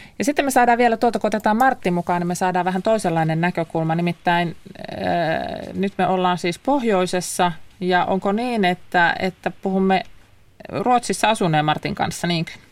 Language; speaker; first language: Finnish; native; Finnish